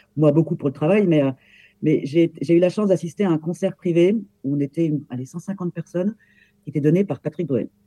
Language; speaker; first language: French; native; French